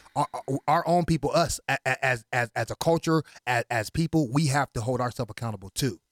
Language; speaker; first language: English; early bilingual, other home language; Haitian Creole